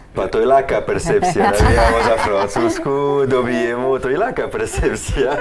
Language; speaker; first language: Croatian; non-native, fluent; French